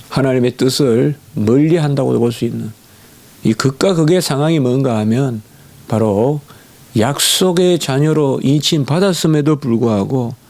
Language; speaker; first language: Korean; native; Korean